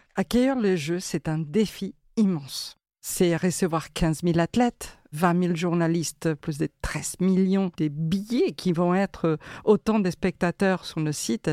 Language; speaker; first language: French; non-native, fluent; Spanish